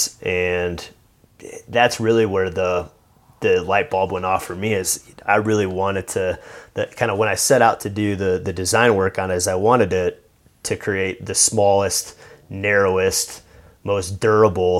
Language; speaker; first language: English; native; English